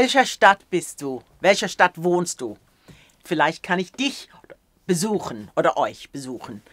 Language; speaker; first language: German; early bilingual, heritage; English